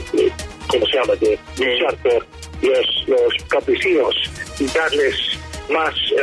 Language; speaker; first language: Spanish; non-native, learner; Dutch